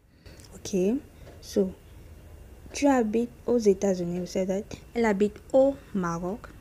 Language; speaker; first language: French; non-native, fluent; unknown